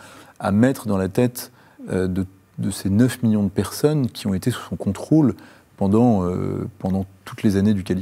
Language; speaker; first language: French; native; French